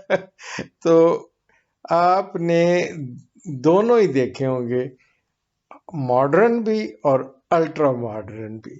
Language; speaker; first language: Urdu; native; Urdu